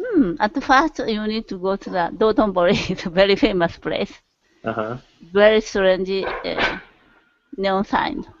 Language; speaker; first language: English; non-native, learner; Japanese